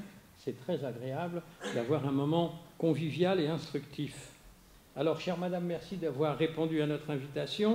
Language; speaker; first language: French; native; French